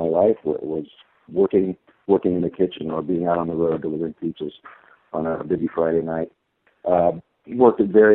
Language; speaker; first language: English; native; English